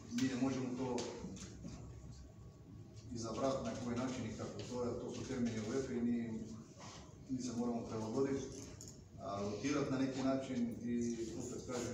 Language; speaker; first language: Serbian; non-native, learner; Bulgarian